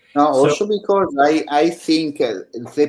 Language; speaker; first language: English; non-native, learner; Italian